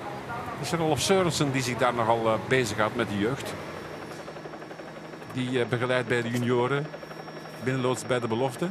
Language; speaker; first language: Dutch; native; Dutch